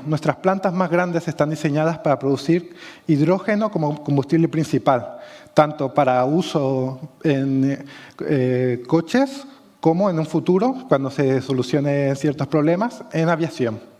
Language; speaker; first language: Spanish; native; Spanish